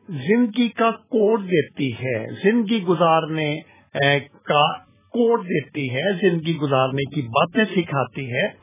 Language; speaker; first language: Urdu; non-native, local second language; Punjabi